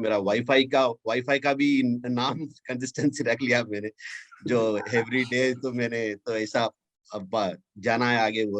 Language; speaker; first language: Hindi; non-native, local second language; Telugu